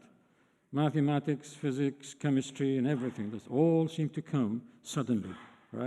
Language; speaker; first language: English; non-native, fluent; Arabic